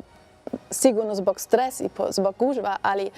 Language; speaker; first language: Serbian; non-native, learner; German